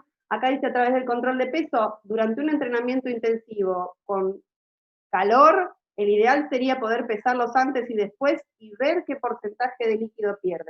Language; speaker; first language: Spanish; native; Spanish